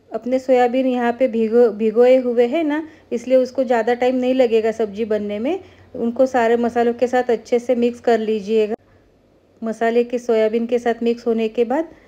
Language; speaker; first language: Hindi; non-native, local second language; Marathi